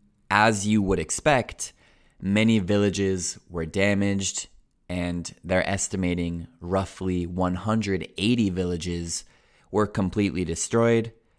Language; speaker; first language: English; native; English